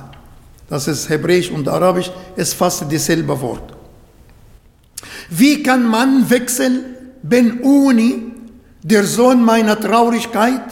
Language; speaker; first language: German; non-native, fluent; Arabic